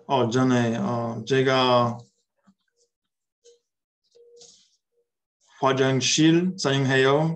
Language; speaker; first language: Korean; non-native, learner; English